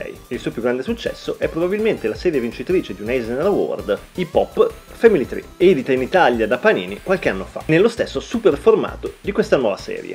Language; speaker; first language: Italian; native; Italian